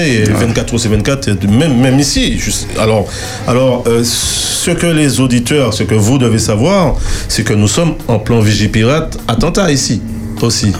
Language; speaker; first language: French; native; French